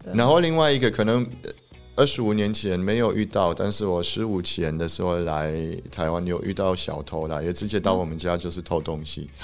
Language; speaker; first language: Chinese; non-native, fluent; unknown